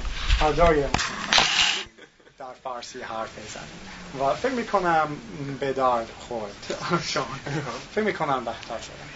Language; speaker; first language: Persian; non-native, learner; English